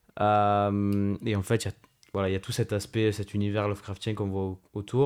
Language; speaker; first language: French; native; French